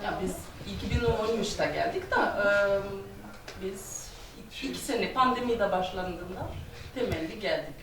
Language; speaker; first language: Turkish; non-native, learner; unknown